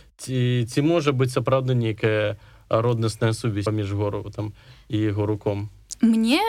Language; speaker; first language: Belarusian; non-native, local second language; Russian